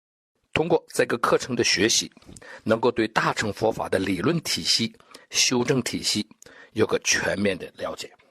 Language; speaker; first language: Chinese; native; Chinese